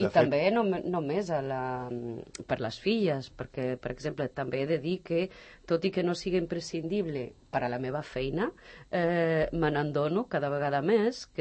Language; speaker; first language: Catalan; non-native, fluent; Portuguese